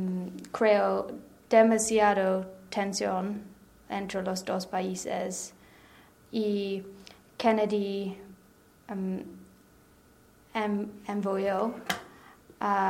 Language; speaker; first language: Spanish; non-native, learner; English